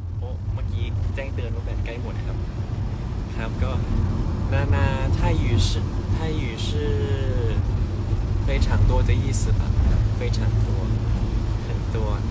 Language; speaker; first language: Chinese; non-native, learner; Thai